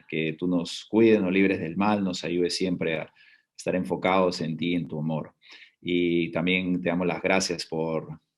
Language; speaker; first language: Spanish; native; Spanish